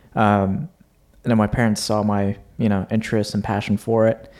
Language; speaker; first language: English; early bilingual, other home language; Uzbek